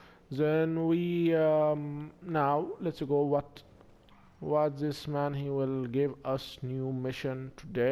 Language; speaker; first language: English; non-native, learner; Arabic